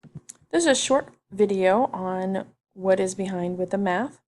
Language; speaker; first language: English; native; English